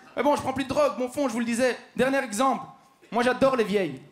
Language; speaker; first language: French; native; French